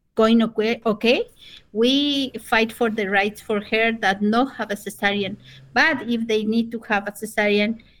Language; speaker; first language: English; non-native, fluent; Spanish